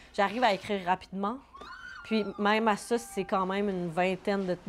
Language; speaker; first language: French; native; French